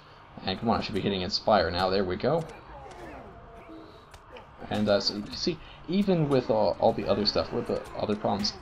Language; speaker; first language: English; native; English